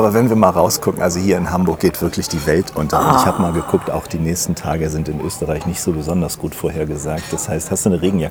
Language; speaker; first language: German; native; German